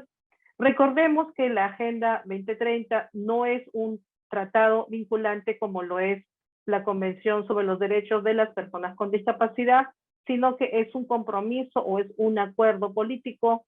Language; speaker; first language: Spanish; native; Spanish